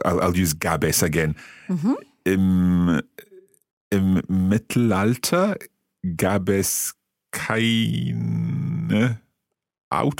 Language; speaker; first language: German; non-native, learner; English